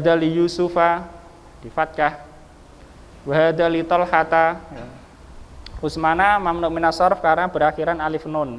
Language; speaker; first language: Indonesian; native; Indonesian